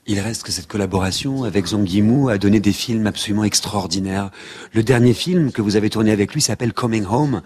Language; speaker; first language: French; native; French